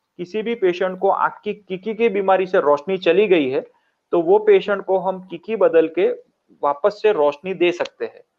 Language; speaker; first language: Hindi; non-native, local second language; Gujarati